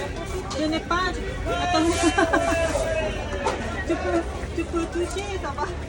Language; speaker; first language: French; non-native, learner; Thai